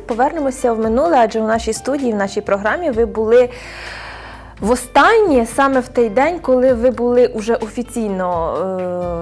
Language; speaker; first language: Ukrainian; native; Ukrainian